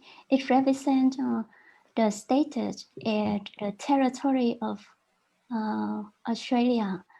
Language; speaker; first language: English; non-native, learner; Vietnamese